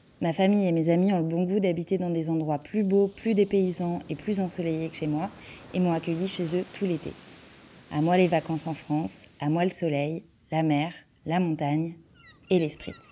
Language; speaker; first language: French; native; French